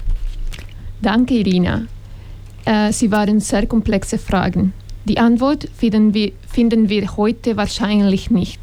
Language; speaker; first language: German; non-native, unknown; Spanish